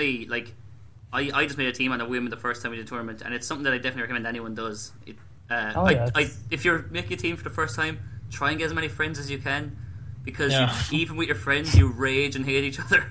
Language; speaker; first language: English; native; English